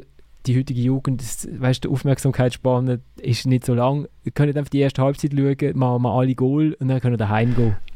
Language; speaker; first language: German; native; German